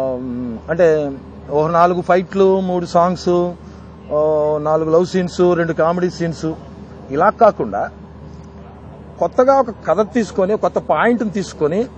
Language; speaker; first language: Telugu; native; Telugu